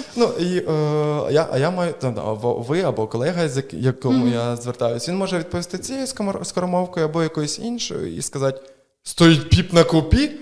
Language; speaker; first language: Ukrainian; native; Ukrainian